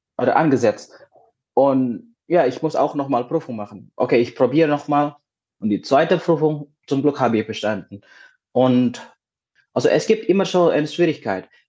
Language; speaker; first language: German; non-native, learner; Indonesian